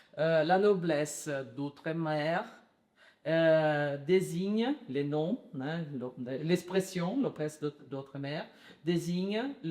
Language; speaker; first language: French; non-native, learner; Portuguese